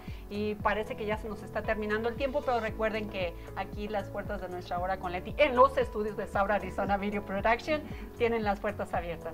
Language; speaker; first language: Spanish; native; Spanish